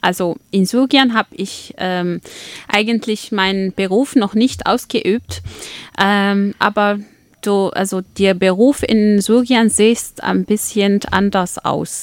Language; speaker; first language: German; non-native, fluent; Arabic